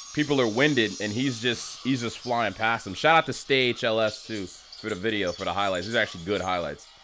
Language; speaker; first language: English; native; English